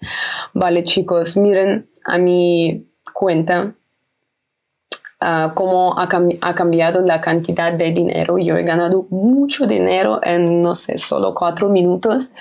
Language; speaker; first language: Spanish; non-native, fluent; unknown